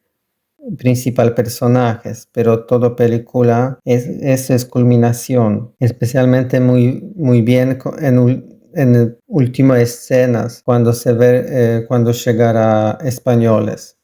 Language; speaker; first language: Spanish; non-native, learner; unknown